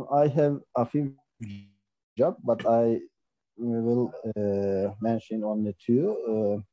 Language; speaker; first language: English; non-native, learner; Turkish